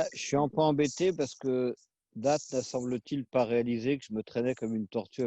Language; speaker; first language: French; native; French